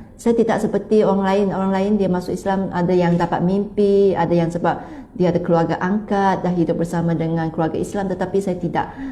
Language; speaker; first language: Malay; non-native, local second language; Chinese